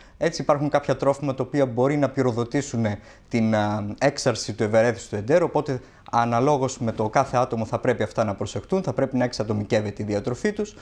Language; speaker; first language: Greek; native; Greek